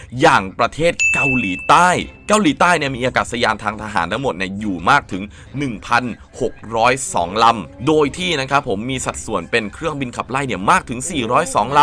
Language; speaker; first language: Thai; native; Thai